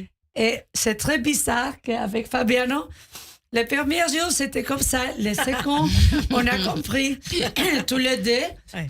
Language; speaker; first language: French; non-native, learner; Spanish